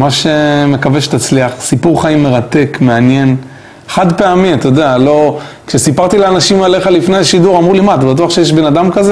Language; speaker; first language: Hebrew; native; Hebrew